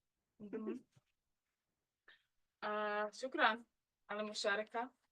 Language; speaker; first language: Arabic; non-native, learner; English